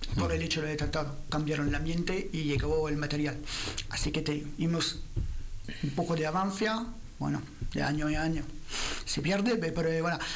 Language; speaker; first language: Spanish; non-native, learner; French